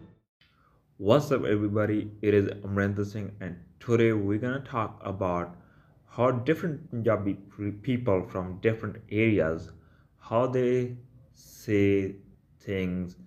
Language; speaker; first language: English; non-native, local second language; Punjabi